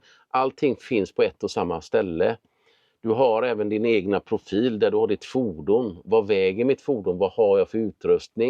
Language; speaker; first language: Swedish; native; Swedish